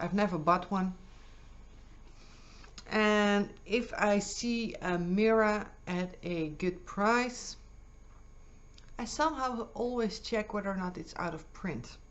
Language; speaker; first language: English; non-native, fluent; Dutch